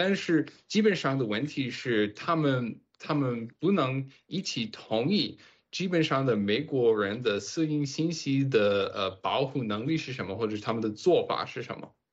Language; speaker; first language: Chinese; non-native, fluent; English